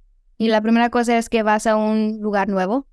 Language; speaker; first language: Spanish; early bilingual, heritage; Spanish